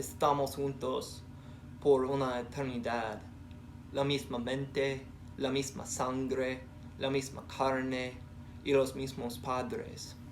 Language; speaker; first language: Spanish; non-native, learner; English